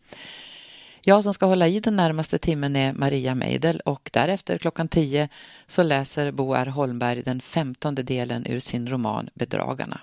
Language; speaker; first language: Swedish; native; Swedish